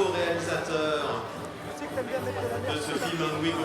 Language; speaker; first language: French; native; French